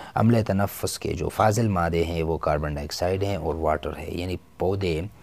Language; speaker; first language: Urdu; non-native, local second language; Pashto